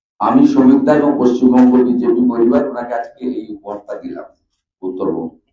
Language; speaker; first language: Bangla; native; Bangla